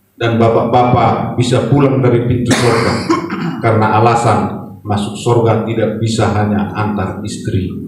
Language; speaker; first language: Indonesian; non-native, local second language; Batak Toba